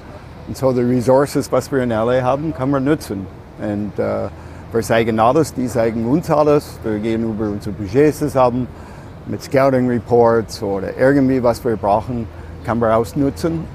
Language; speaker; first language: German; non-native, learner; English